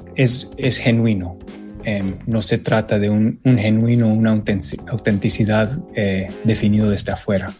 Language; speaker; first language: Spanish; early bilingual, other home language; English